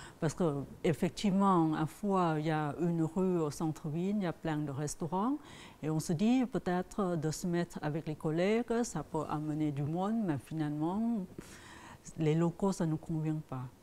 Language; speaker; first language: French; non-native, fluent; Thai